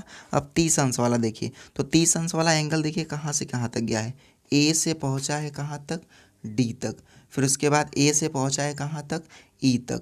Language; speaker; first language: Hindi; native; Hindi